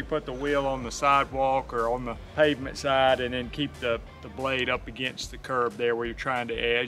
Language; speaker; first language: English; native; English